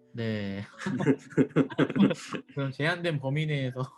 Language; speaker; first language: Korean; native; Korean